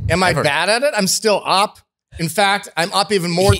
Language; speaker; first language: English; native; English